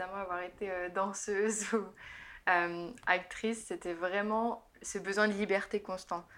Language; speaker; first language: French; native; French